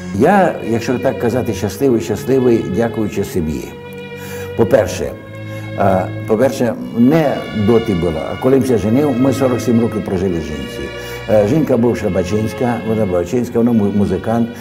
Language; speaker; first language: Ukrainian; native; Ukrainian